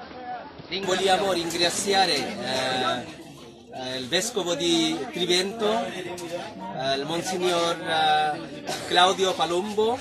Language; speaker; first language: Italian; native; Italian